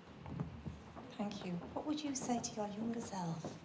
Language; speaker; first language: English; native; English